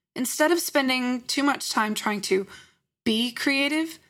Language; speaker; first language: English; native; English